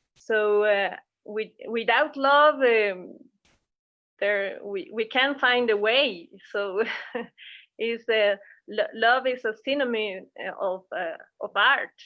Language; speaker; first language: English; non-native, fluent; Spanish